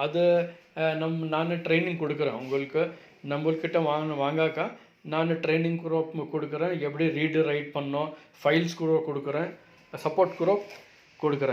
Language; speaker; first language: Tamil; non-native, local second language; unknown